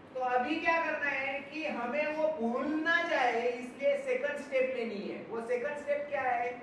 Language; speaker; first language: Hindi; non-native, local second language; Marathi